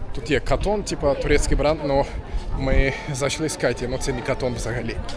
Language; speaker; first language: Ukrainian; non-native, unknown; Turkish